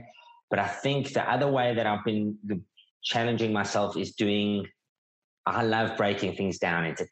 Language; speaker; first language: English; native; English